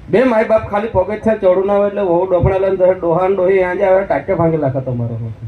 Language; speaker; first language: Gujarati; non-native, local second language; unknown